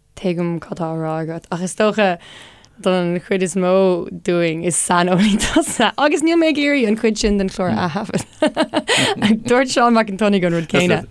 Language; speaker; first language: Irish; non-native, local second language; English